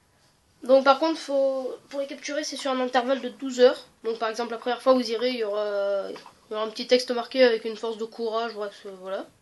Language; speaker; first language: French; native; French